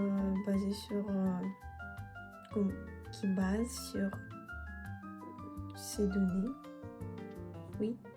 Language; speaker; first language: French; non-native, fluent; Russian